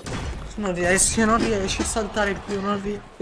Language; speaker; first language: Italian; native; Italian